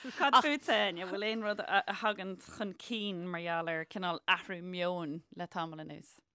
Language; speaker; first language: Irish; native; Irish